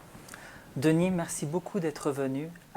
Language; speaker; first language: French; native; French